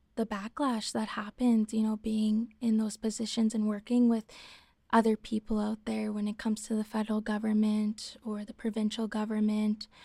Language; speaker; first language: English; native; English